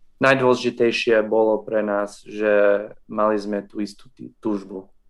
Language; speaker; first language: Slovak; non-native, fluent; English